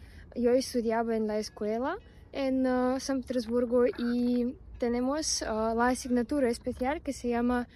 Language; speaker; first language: Spanish; non-native, fluent; Russian